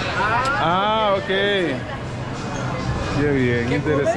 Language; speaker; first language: Spanish; non-native, fluent; Haitian Creole